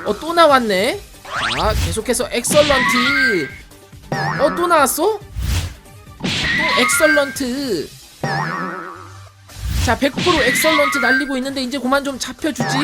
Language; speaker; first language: Korean; native; Korean